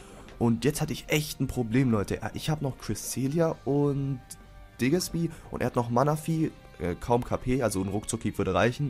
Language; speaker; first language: German; native; German